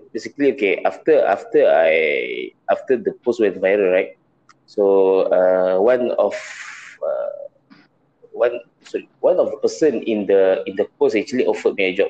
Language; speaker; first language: English; non-native, local second language; Malay